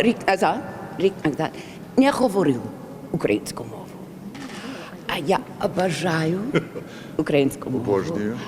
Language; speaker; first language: Ukrainian; non-native, learner; English